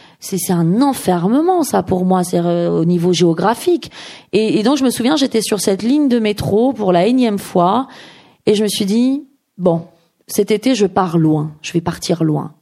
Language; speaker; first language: French; early bilingual, other home language; Persian